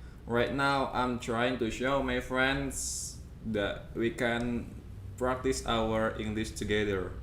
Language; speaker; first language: English; non-native, fluent; Indonesian